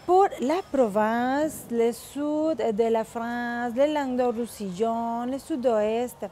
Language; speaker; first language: French; non-native, fluent; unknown